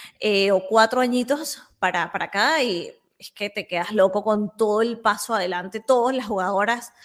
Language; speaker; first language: Spanish; native; Spanish